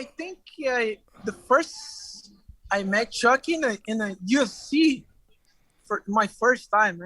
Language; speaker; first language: English; non-native, learner; Portuguese